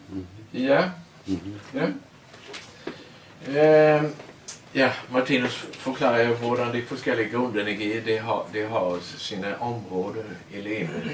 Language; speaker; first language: Swedish; non-native, learner; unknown